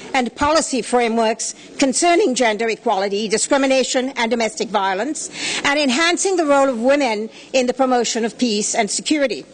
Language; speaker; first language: English; native; English